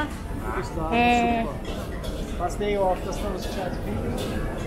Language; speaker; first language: German; native; German